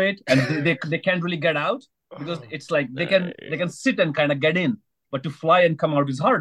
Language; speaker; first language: English; non-native, local second language; Hindi